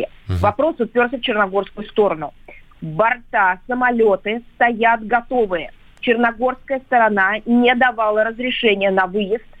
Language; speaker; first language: Russian; native; Russian